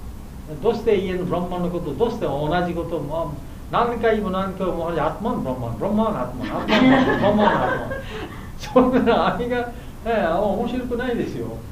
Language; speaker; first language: Japanese; non-native, learner; Bangla